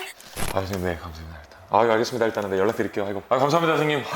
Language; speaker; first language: Korean; native; Korean